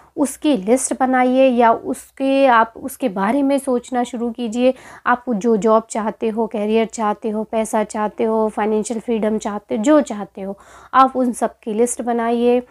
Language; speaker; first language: Hindi; native; Hindi